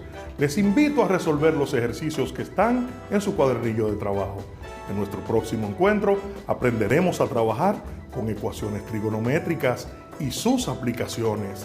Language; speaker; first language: Spanish; native; Spanish